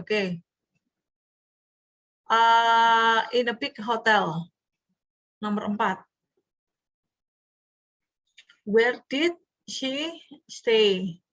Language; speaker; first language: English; non-native, fluent; Indonesian